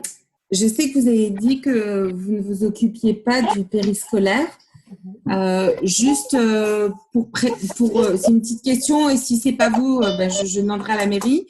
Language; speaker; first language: French; native; French